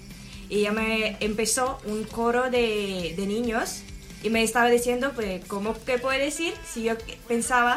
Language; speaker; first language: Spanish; non-native, learner; Ukrainian